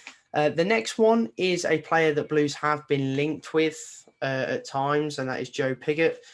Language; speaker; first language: English; native; English